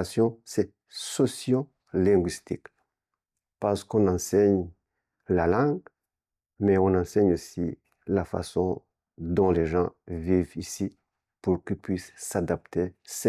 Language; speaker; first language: French; non-native, local second language; Kinyarwanda